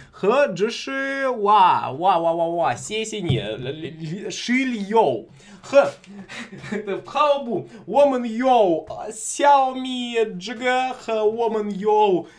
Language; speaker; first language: Chinese; non-native, learner; Russian